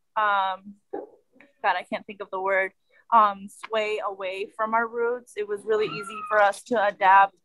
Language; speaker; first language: English; early bilingual, other home language; Spanish